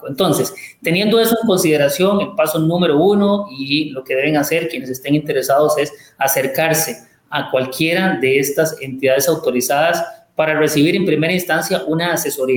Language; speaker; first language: Spanish; native; Spanish